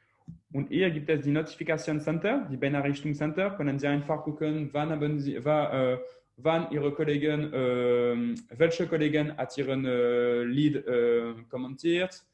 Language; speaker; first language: German; non-native, learner; French